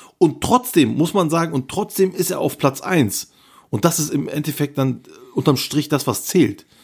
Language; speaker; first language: German; early bilingual, other home language; Turkish